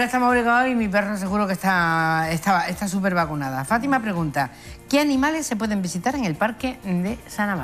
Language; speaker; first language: Spanish; native; Spanish